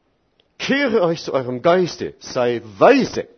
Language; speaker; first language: German; non-native, fluent; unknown